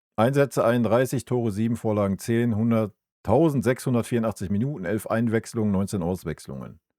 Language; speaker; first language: German; native; German